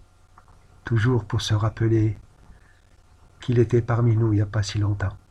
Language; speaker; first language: French; native; French